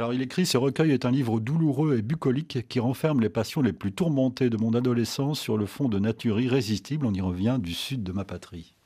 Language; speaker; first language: French; native; French